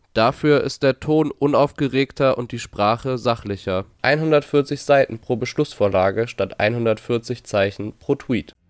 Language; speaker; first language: German; native; German